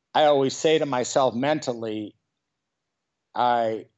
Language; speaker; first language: English; native; English